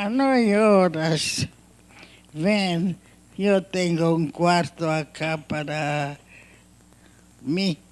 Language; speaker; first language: Spanish; non-native, learner; Hungarian